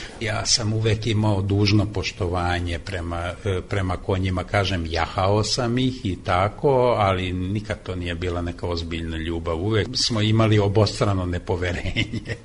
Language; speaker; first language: Serbian; non-native, local second language; Hungarian